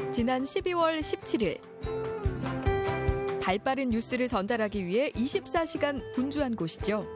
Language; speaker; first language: Korean; native; Korean